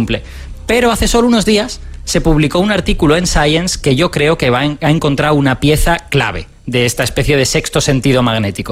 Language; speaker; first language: Spanish; native; Spanish